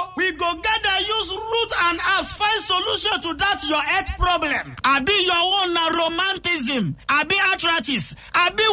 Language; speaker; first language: Nigerian Pidgin; native; Nigerian Pidgin